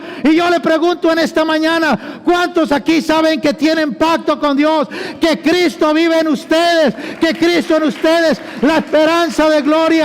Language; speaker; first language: Spanish; native; Spanish